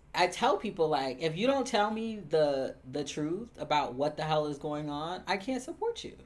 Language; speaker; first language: English; native; English